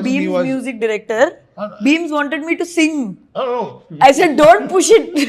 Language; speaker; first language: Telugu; non-native, learner; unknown